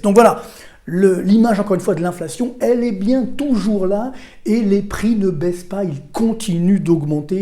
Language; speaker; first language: French; native; French